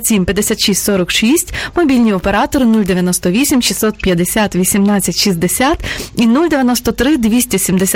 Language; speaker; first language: Ukrainian; native; Ukrainian